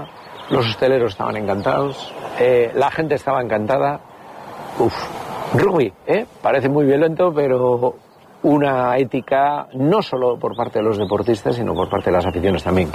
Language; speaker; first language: Spanish; native; Spanish